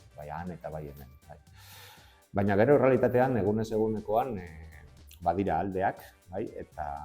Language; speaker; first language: Basque; non-native, local second language; Spanish